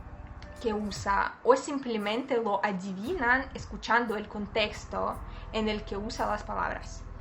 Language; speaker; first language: Spanish; non-native, fluent; Russian